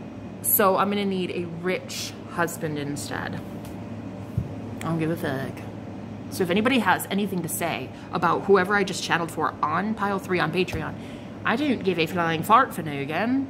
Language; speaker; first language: English; native; English